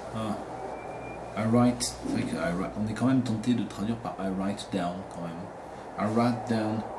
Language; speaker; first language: French; native; French